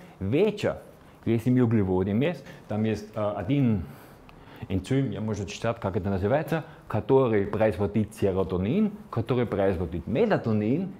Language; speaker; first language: Russian; non-native, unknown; Slovenian